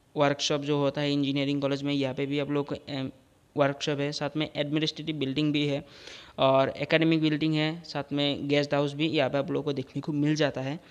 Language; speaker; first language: Hindi; non-native, local second language; Assamese